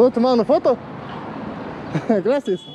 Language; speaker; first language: Spanish; non-native, learner; Danish